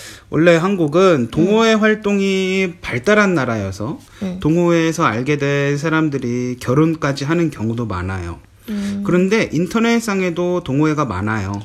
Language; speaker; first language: Korean; native; Korean